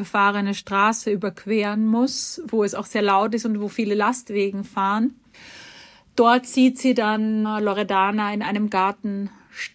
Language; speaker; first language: German; native; German